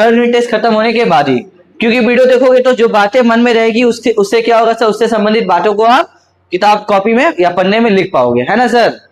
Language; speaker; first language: Hindi; native; Hindi